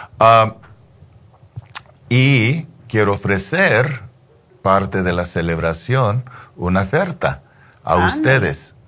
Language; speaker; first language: Spanish; early bilingual, heritage; English